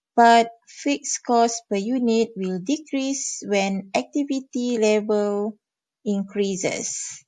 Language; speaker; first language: English; non-native, local second language; Malay